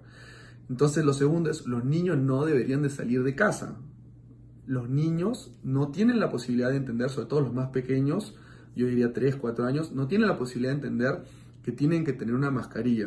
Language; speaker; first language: Spanish; native; Spanish